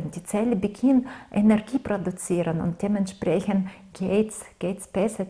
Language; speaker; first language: German; non-native, fluent; Russian